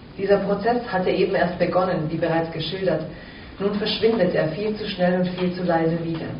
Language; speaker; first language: German; early bilingual, other home language; Croatian